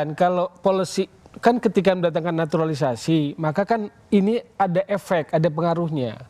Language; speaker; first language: Indonesian; native; Indonesian